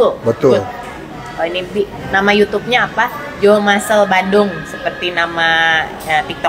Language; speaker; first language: Indonesian; native; Indonesian